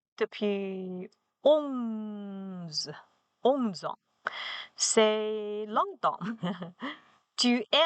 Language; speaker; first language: French; non-native, learner; Chinese